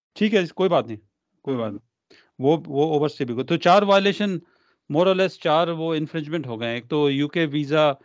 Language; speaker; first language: Hindi; non-native, local second language; Punjabi